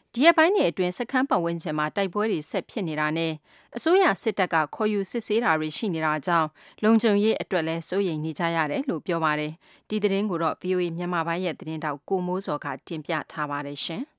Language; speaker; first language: Burmese; native; Burmese